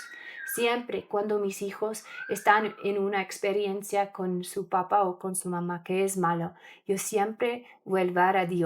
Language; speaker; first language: Spanish; non-native, learner; English